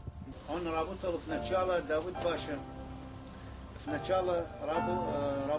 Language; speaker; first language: Russian; non-native, learner; Arabic